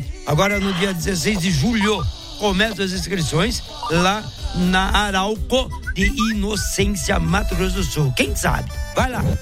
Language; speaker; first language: Portuguese; native; Portuguese